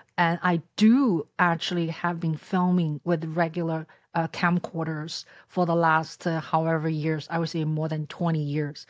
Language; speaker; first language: English; non-native, fluent; Chinese